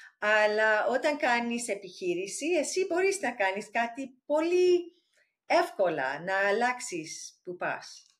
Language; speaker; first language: Greek; early bilingual, heritage; English